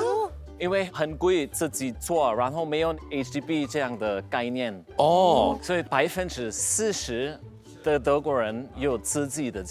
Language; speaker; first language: Chinese; non-native, fluent; German